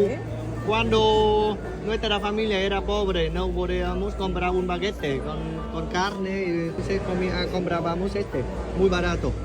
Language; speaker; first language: Spanish; non-native, fluent; Vietnamese